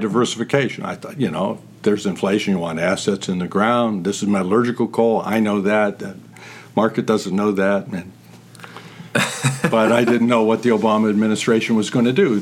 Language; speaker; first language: English; native; English